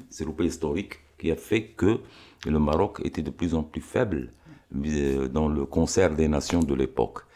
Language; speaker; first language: French; non-native, local second language; Arabic